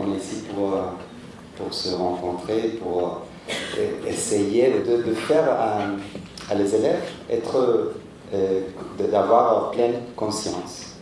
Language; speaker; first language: French; non-native, fluent; Spanish